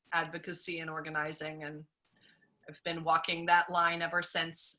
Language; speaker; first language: English; early bilingual, other home language; German